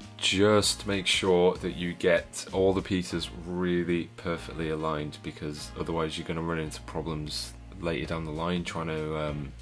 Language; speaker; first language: English; native; English